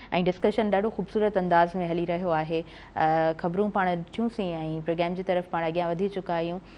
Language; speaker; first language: Sindhi; native; Sindhi